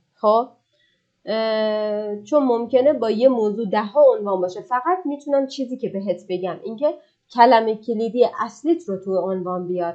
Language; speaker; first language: Persian; native; Persian